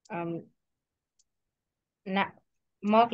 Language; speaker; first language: English; non-native, learner; Vietnamese